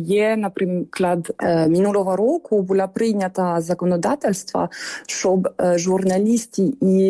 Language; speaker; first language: Ukrainian; non-native, fluent; French